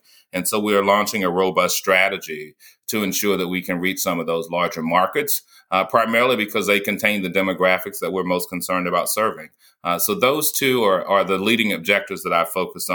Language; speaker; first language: English; native; English